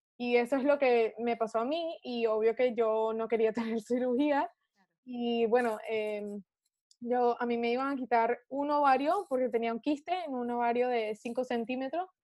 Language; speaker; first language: Spanish; early bilingual, heritage; Spanish